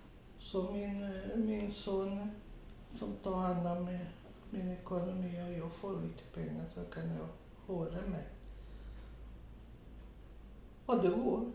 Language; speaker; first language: Swedish; non-native, fluent; Portuguese